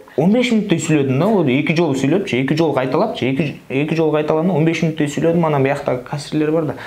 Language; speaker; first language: Kyrgyz; non-native, local second language; Russian